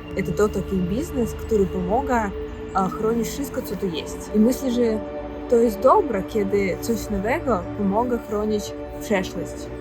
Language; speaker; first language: Polish; non-native, learner; Russian